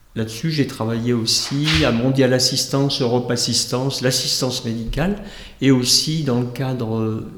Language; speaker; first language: French; native; French